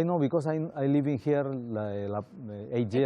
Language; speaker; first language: English; non-native, learner; Spanish